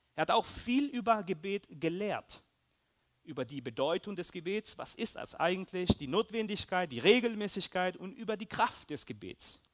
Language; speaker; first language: German; early bilingual, heritage; Spanish